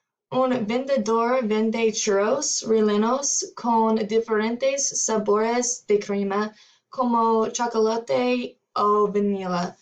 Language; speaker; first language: Spanish; non-native, learner; English